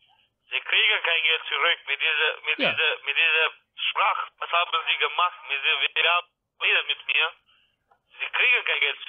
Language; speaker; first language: German; non-native, learner; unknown